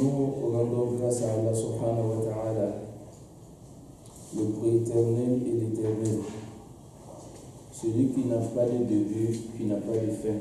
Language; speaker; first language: French; non-native, local second language; Dyula